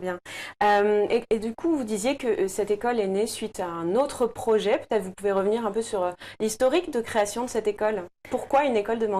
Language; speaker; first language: French; native; French